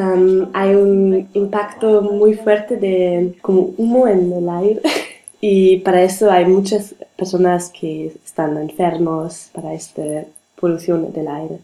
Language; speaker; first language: Spanish; non-native, learner; German